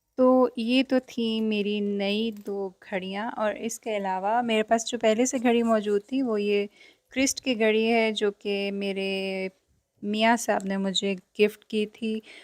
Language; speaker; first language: Urdu; native; Urdu